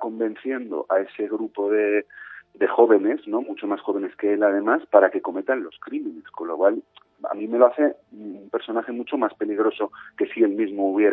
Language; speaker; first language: Spanish; native; Spanish